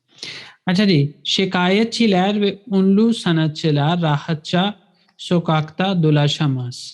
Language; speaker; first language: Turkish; non-native, fluent; Urdu